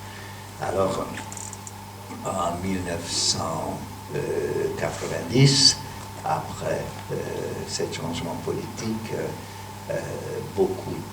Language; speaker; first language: French; non-native, fluent; Hungarian